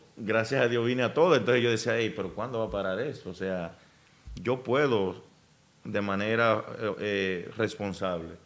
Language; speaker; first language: Spanish; native; Spanish